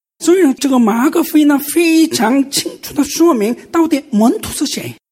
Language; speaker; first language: Chinese; non-native, fluent; Korean